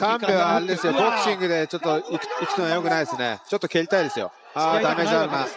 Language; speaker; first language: Japanese; native; Japanese